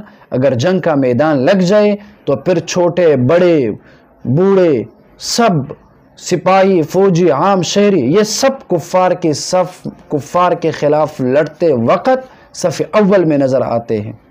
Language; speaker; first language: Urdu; non-native, local second language; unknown